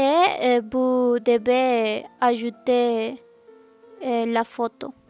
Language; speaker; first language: French; non-native, learner; Spanish